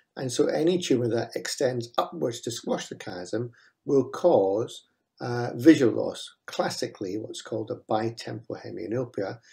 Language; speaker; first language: English; native; English